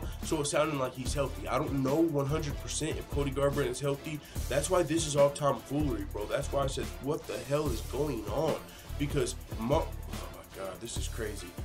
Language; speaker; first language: English; native; English